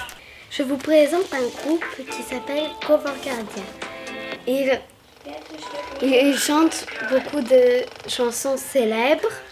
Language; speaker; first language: French; non-native, learner; Lithuanian